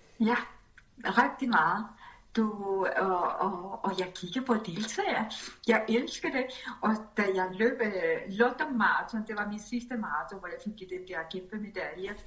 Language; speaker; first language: Danish; early bilingual, other home language; Spanish